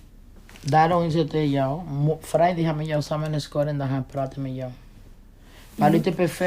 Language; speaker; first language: Dutch; non-native, learner; Spanish